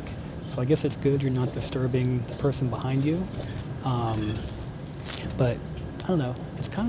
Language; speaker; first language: English; native; English